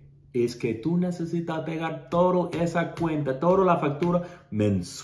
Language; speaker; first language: Spanish; non-native, learner; English